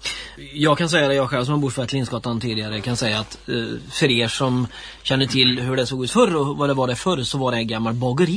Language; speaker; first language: Swedish; native; Swedish